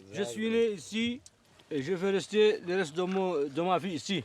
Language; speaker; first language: French; non-native, local second language; Arabic